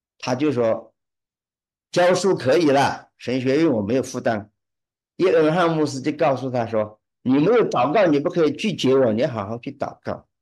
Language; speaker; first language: Chinese; early bilingual, heritage; Chinese